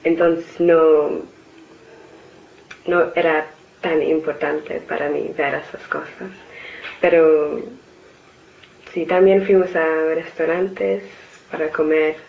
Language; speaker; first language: Spanish; non-native, learner; English